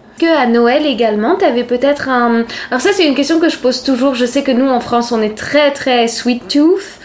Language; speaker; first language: French; native; French